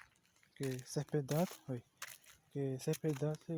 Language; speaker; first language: French; non-native, learner; Portuguese